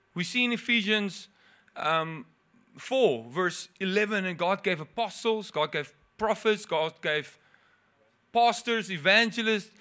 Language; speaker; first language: English; non-native, local second language; Afrikaans